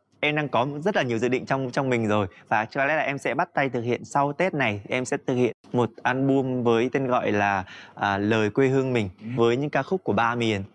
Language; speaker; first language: Vietnamese; native; Vietnamese